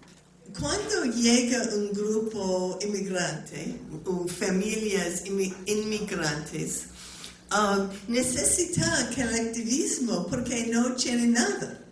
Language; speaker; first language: Spanish; non-native, learner; English